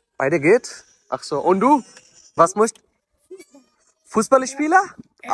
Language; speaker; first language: German; non-native, learner; Bangla